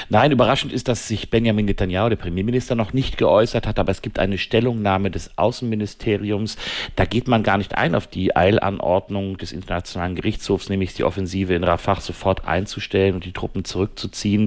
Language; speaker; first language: German; native; German